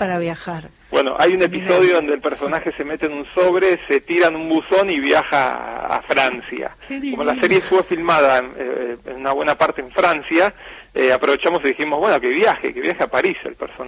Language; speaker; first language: Spanish; native; Spanish